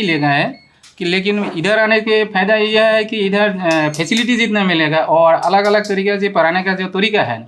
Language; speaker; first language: Hindi; non-native, local second language; Bangla